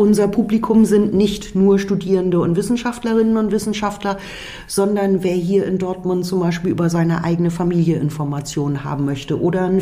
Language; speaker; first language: German; native; German